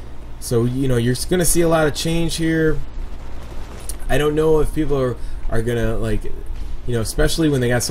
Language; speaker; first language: English; native; English